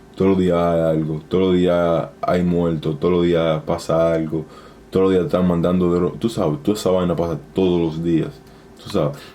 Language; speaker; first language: Spanish; early bilingual, heritage; Spanish